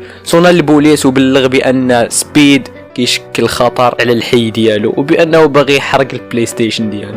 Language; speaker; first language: Arabic; native; Arabic